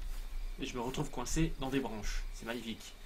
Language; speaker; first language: French; native; French